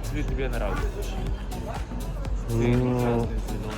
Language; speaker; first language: Russian; non-native, learner; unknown